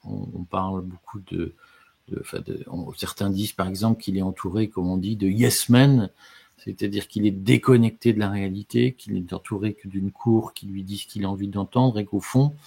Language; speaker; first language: French; native; French